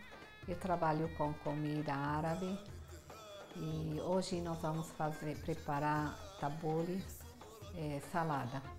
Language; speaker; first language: Portuguese; non-native, fluent; Arabic